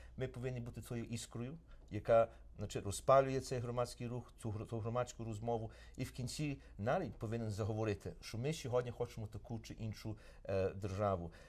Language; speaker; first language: Ukrainian; early bilingual, heritage; Ukrainian